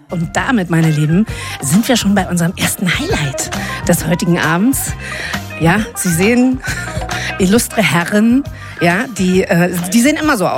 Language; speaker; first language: German; native; German